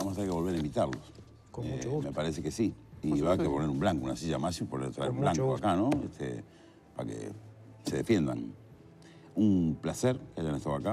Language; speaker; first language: Spanish; native; Spanish